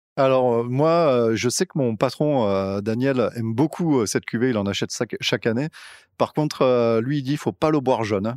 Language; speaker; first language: French; native; French